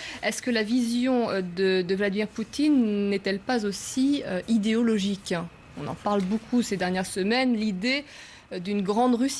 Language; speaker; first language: French; native; French